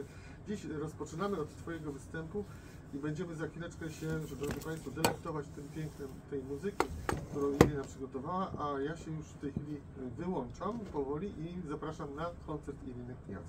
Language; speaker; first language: Polish; native; Polish